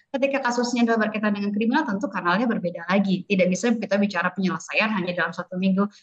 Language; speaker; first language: Indonesian; native; Indonesian